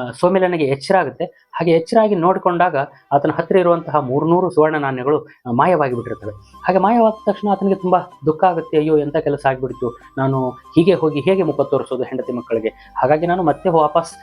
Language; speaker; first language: Kannada; native; Kannada